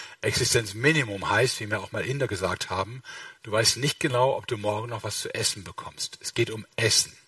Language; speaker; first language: German; native; German